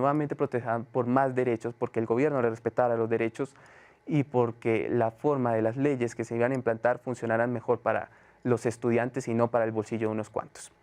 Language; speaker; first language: Spanish; native; Spanish